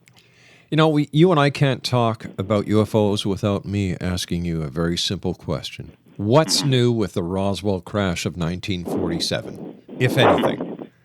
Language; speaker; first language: English; native; English